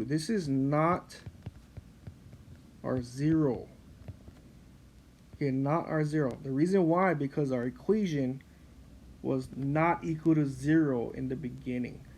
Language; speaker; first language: English; native; English